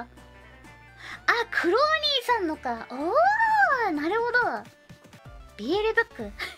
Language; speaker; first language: Japanese; native; Japanese